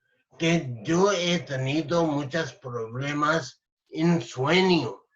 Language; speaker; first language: Spanish; non-native, learner; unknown